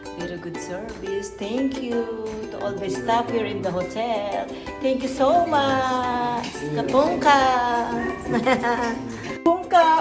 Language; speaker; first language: English; non-native, local second language; Filipino